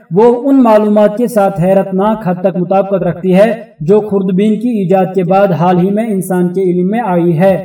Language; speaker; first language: Urdu; native; Urdu